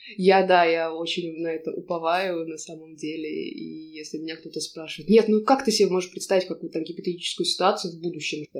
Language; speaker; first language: Russian; native; Russian